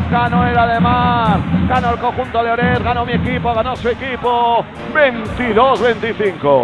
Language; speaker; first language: Spanish; native; Spanish